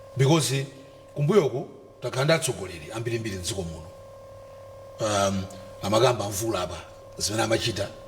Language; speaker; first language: Nyanja; native; Nyanja